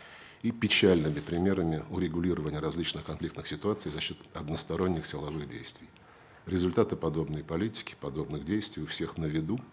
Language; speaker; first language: Russian; native; Russian